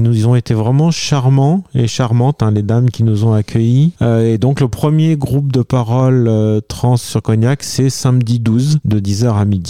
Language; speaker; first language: French; native; French